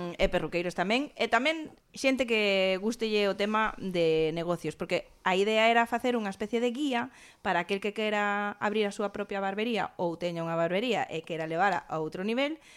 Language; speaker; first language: Galician; non-native, local second language; Spanish